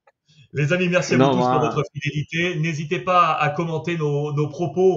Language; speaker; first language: French; native; French